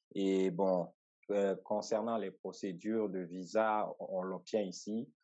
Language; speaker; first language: French; non-native, local second language; Bambara